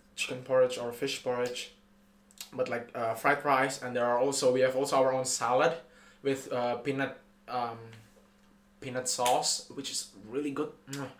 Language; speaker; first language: English; non-native, fluent; Indonesian